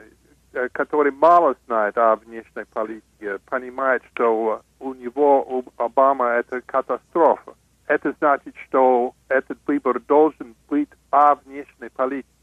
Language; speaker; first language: Russian; non-native, fluent; English